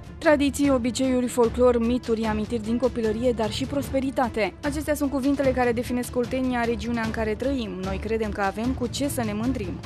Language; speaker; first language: Romanian; native; Romanian